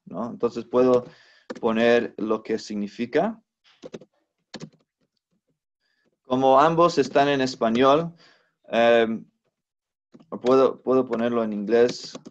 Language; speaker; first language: Spanish; non-native, fluent; English